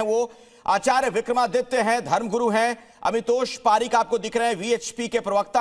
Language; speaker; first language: Hindi; native; Hindi